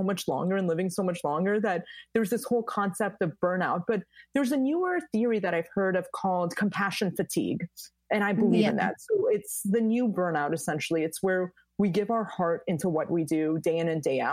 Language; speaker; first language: English; native; English